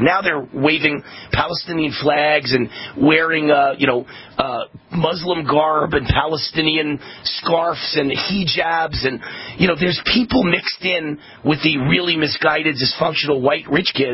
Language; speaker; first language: English; native; English